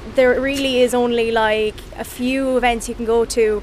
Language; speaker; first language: English; native; English